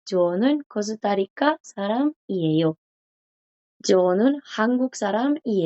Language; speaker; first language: Korean; non-native, fluent; Spanish